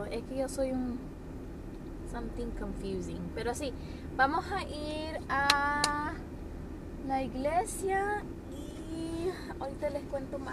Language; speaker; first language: Spanish; early bilingual, heritage; Spanish